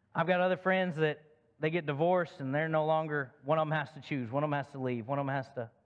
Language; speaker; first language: English; native; English